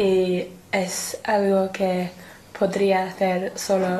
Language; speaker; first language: Spanish; non-native, learner; English